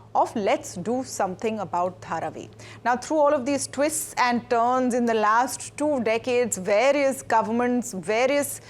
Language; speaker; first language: English; non-native, local second language; Hindi